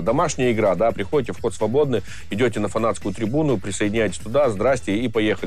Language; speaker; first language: Russian; native; Russian